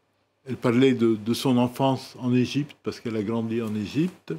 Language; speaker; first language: French; non-native, local second language; Arabic